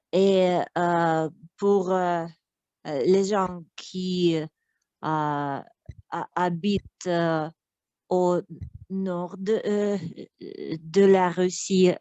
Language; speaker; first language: French; non-native, learner; Russian